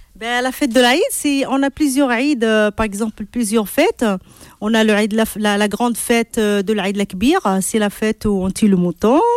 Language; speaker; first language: French; non-native, local second language; Arabic